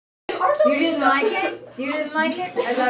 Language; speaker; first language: English; native; English